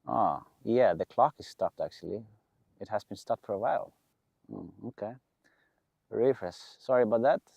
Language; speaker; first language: English; non-native, fluent; Icelandic